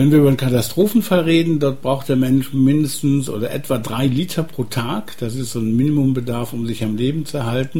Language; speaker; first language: German; native; German